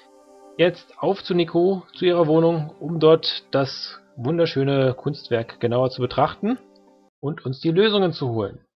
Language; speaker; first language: German; native; German